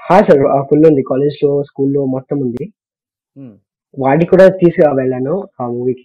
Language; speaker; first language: Telugu; non-native, learner; Kannada